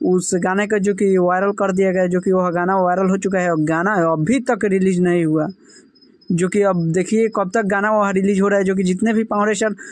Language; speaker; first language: Hindi; native; Hindi